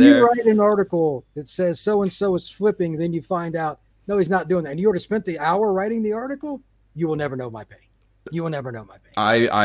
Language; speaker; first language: English; native; English